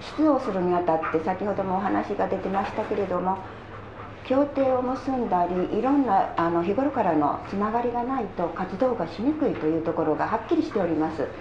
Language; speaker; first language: Japanese; native; Japanese